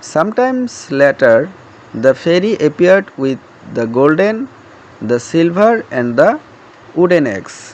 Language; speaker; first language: English; non-native, local second language; Assamese